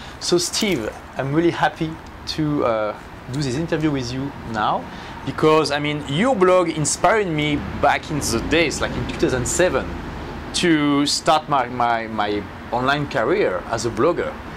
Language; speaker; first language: English; non-native, fluent; French